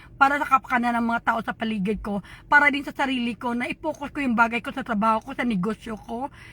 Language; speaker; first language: Filipino; non-native, local second language; Hiligaynon